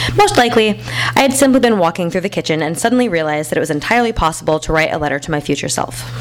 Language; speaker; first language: English; native; English